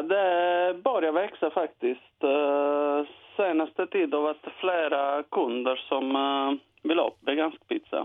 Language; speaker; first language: Swedish; non-native, learner; Italian